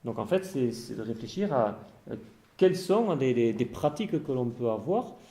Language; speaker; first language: French; native; French